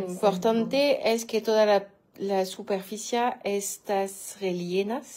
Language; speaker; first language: Spanish; non-native, learner; French